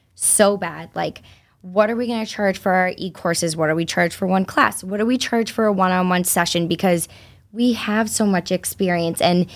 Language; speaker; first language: English; native; English